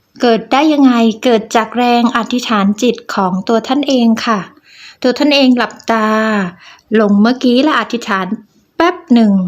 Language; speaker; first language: Thai; native; Thai